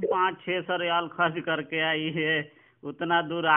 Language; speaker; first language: Hindi; native; Hindi